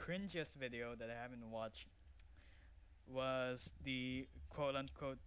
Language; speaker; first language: English; non-native, local second language; Filipino